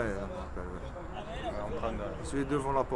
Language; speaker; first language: French; non-native, local second language; Arabic